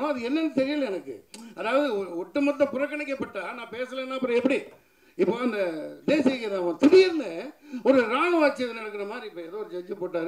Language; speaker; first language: Tamil; native; Tamil